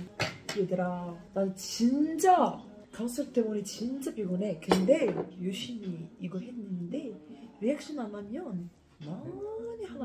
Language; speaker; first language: Korean; non-native, learner; Arabic